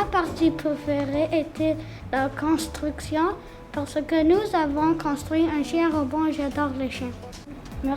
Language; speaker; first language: French; non-native, local second language; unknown